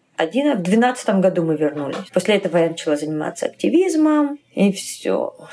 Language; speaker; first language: Russian; native; Russian